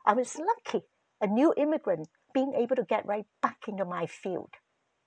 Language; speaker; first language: English; non-native, local second language; Cantonese